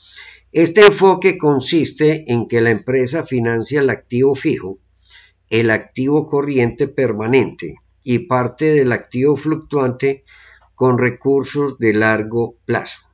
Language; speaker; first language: Spanish; native; Spanish